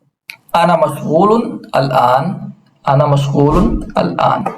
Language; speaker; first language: Arabic; non-native, fluent; Urdu